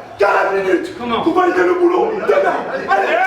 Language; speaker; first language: French; native; French